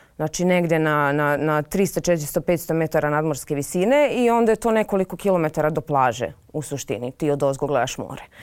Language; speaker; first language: Serbian; native; Serbian